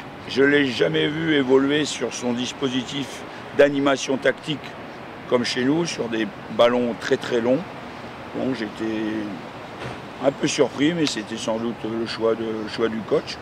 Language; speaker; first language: French; native; French